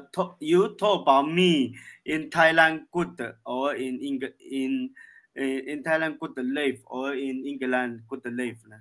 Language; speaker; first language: English; non-native, learner; Chinese